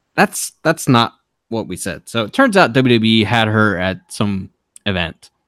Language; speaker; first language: English; native; English